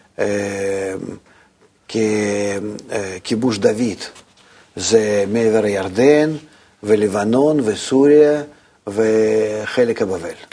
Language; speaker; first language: Hebrew; non-native, fluent; Russian